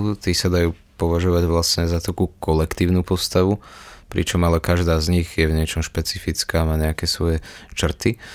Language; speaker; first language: Slovak; native; Slovak